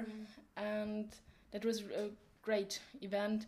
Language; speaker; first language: English; non-native, fluent; German